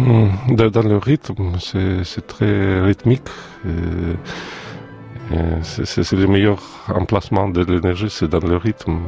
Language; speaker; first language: French; non-native, fluent; Russian